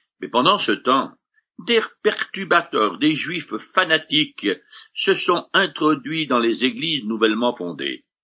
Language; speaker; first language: French; native; French